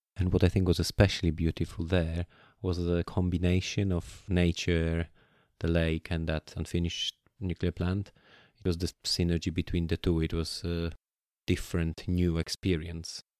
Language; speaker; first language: English; non-native, fluent; Polish